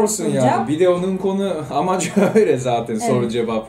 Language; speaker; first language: Turkish; non-native, fluent; Japanese